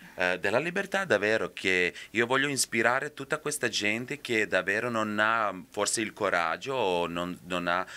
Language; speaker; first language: Italian; non-native, fluent; Serbian